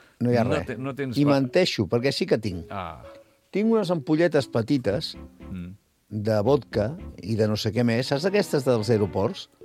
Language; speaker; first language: Catalan; native; Catalan